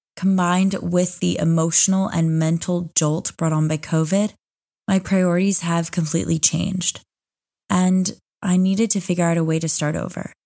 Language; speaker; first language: English; native; English